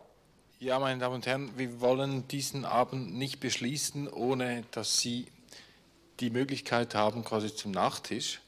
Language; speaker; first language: German; native; German